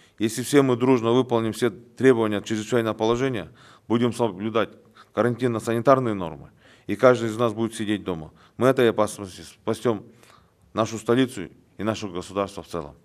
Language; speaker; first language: Russian; non-native, local second language; Kyrgyz